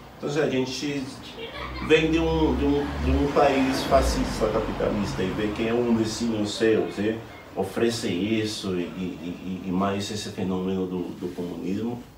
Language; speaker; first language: Portuguese; non-native, fluent; Spanish